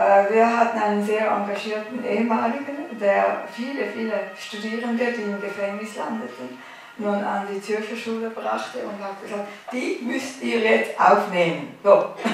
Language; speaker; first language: German; native; German